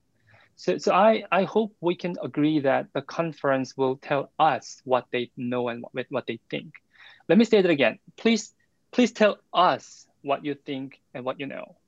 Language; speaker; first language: English; non-native, fluent; Korean